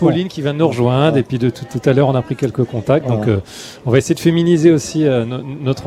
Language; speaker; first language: French; native; French